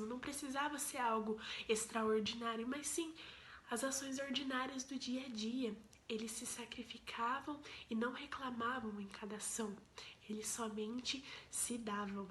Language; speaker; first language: Portuguese; native; Portuguese